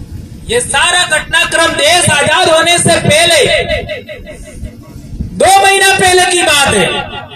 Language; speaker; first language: Hindi; non-native, local second language; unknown